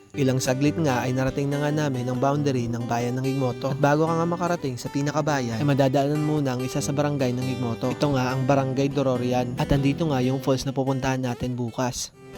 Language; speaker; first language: Filipino; non-native, local second language; Bikol